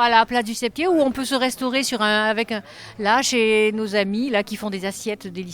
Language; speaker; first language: French; native; French